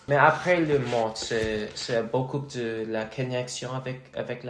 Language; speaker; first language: French; non-native, learner; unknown